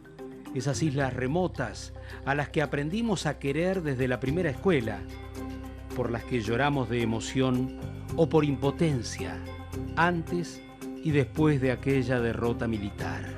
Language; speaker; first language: Spanish; native; Spanish